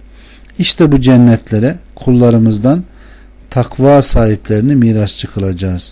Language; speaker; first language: Turkish; native; Turkish